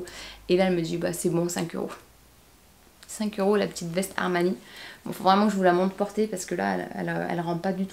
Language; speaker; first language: French; native; French